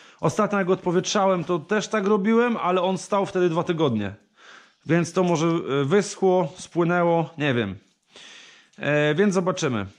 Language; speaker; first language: Polish; native; Polish